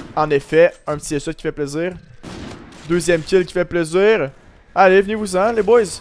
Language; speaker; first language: French; native; French